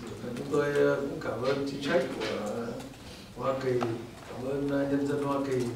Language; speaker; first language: Vietnamese; native; Vietnamese